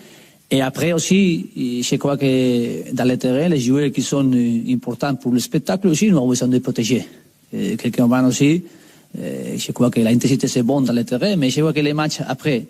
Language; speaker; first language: French; non-native, learner; Spanish